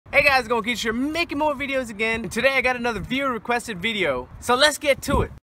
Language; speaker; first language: English; native; English